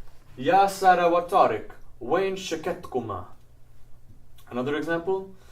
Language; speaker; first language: Arabic; non-native, fluent; English